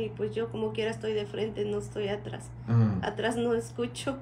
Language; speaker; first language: Spanish; native; Spanish